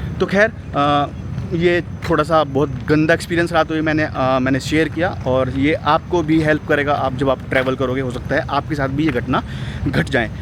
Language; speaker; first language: Hindi; native; Hindi